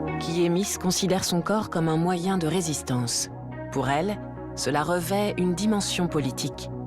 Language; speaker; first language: French; native; French